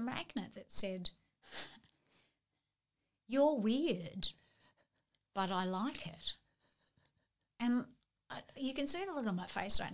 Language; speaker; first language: English; native; English